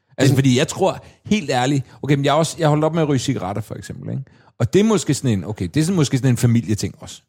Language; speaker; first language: Danish; native; Danish